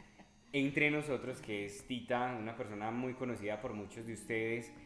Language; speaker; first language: Spanish; native; Spanish